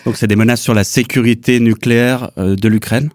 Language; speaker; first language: French; native; French